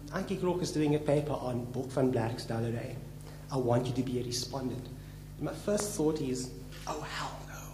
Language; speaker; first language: English; native; English